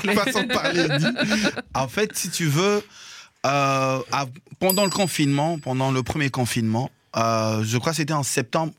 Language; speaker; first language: French; non-native, local second language; Lingala